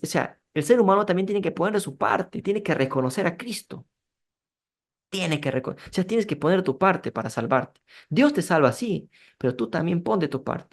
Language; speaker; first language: Spanish; native; Spanish